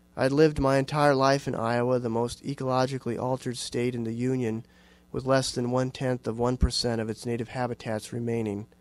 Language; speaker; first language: English; native; English